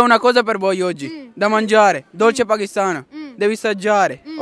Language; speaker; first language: Italian; non-native, learner; Urdu